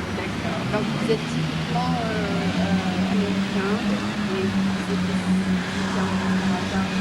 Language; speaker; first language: French; native; French